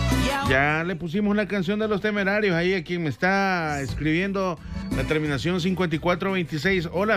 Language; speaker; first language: Spanish; native; Spanish